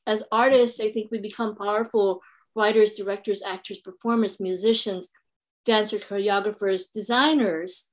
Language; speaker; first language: English; non-native, local second language; Filipino